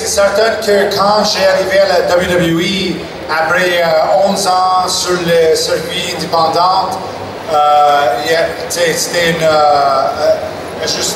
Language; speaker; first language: French; non-native, local second language; English